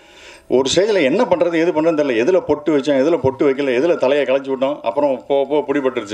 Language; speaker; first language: Tamil; native; Tamil